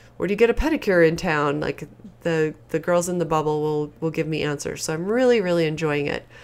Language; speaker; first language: English; native; English